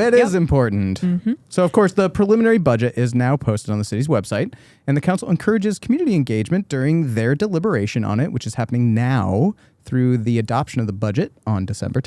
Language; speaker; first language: English; native; English